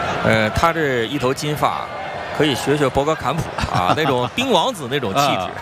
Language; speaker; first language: Chinese; native; Chinese